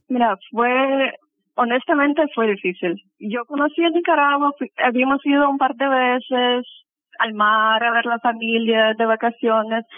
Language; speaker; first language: Spanish; early bilingual, heritage; Spanish